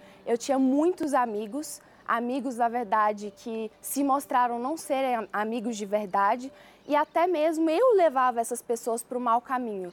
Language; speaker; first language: Portuguese; early bilingual, other home language; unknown